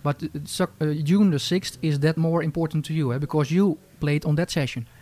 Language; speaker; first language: English; non-native, fluent; Dutch